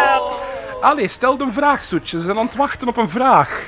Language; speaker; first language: Dutch; native; Dutch